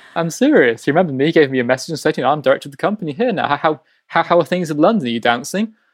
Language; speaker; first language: English; native; English